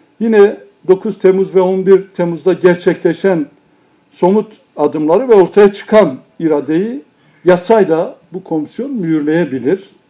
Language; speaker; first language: Turkish; non-native, local second language; Kurdish